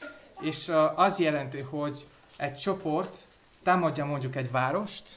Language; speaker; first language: Hungarian; non-native, learner; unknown